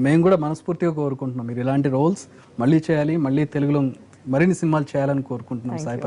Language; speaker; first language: Telugu; native; Telugu